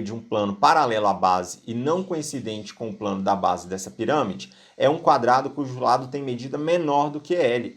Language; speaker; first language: Portuguese; native; Portuguese